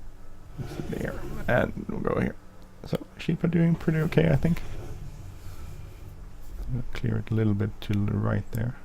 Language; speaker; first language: English; non-native, fluent; Swedish